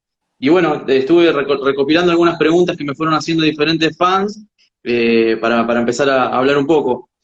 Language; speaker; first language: Spanish; native; Spanish